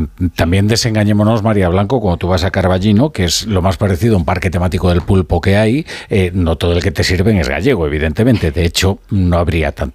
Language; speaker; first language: Spanish; native; Spanish